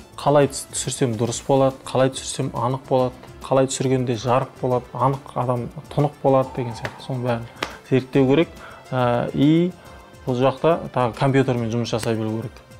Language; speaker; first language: Kazakh; early bilingual, heritage; Kazakh